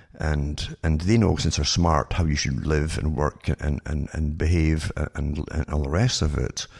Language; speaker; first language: English; native; English